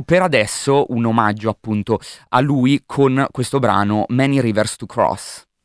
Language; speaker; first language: Italian; native; Italian